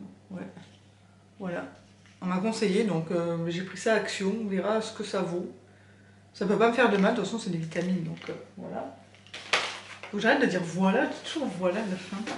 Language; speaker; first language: French; native; French